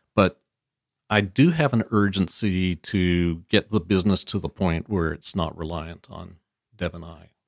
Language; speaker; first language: English; native; English